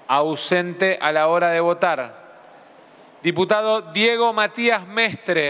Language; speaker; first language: Spanish; native; Spanish